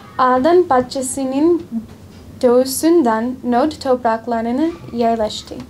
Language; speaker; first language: Turkish; non-native, learner; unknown